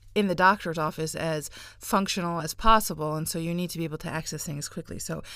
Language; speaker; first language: English; native; English